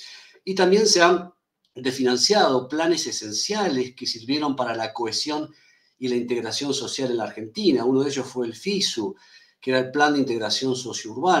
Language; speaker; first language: Spanish; native; Spanish